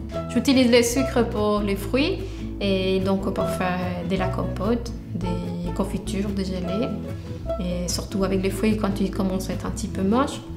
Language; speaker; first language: French; non-native, fluent; Spanish